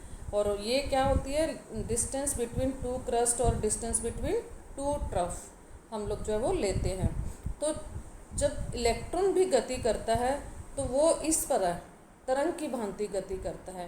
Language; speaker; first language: Hindi; native; Hindi